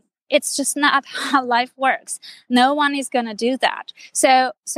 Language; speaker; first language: English; non-native, fluent; Armenian